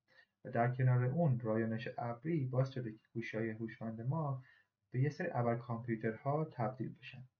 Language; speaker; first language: Persian; native; Persian